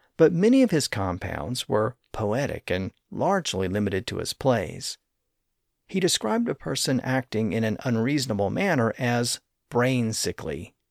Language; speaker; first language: English; native; English